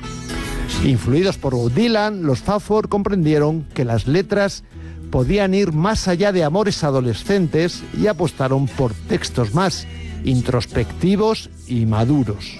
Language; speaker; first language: Spanish; native; Spanish